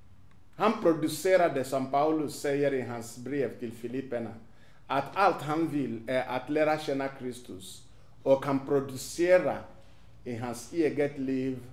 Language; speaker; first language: Swedish; non-native, fluent; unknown